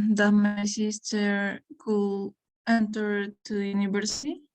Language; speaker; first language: English; non-native, learner; Spanish